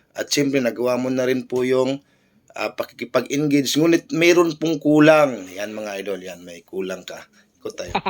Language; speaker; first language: Filipino; native; Filipino